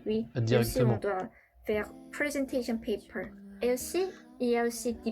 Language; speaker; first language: French; non-native, learner; Korean